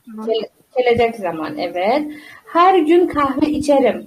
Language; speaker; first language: Turkish; non-native, fluent; Uzbek